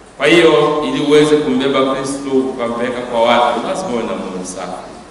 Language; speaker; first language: Swahili; native; Swahili